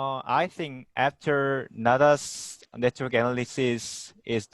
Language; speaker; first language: English; non-native, learner; Korean